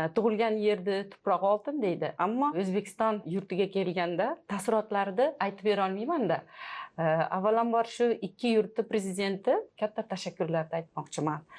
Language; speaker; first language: Uzbek; native; Uzbek